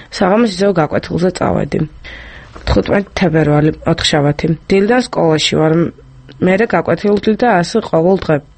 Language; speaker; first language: Georgian; early bilingual, other home language; French